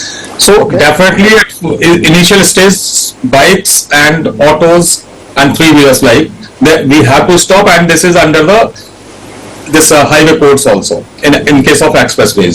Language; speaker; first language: English; non-native, local second language; Hindi